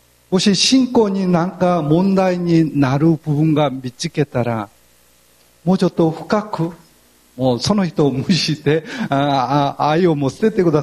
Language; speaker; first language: Japanese; non-native, fluent; Korean